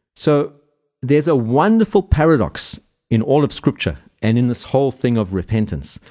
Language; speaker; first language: English; native; English